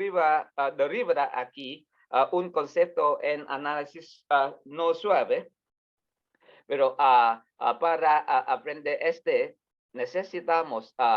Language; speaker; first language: Spanish; non-native, learner; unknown